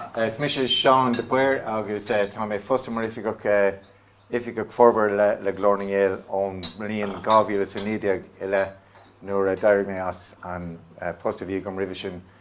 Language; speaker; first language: Irish; non-native, local second language; English